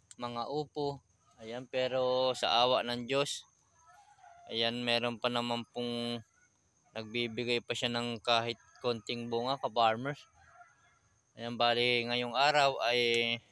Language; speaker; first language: Filipino; non-native, local second language; Bikol